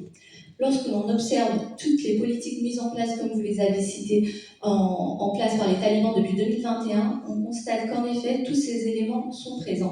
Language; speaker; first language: French; native; French